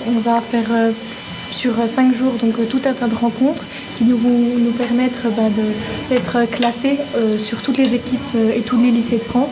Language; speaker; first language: French; native; French